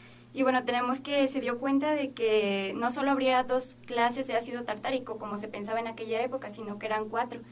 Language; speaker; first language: Spanish; native; Spanish